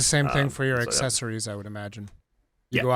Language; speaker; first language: English; native; English